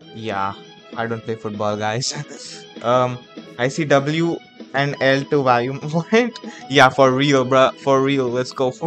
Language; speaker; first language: English; non-native, local second language; Hindi